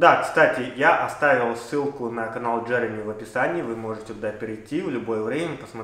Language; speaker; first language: Russian; native; Russian